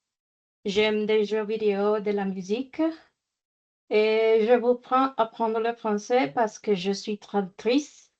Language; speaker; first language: French; non-native, learner; Spanish